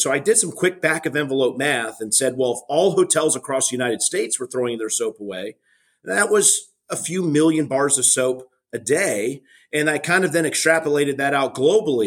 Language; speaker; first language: English; native; English